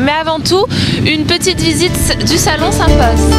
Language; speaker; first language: French; native; French